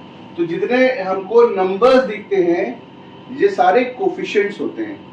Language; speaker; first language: Hindi; native; Hindi